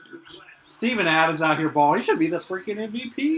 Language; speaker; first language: English; native; English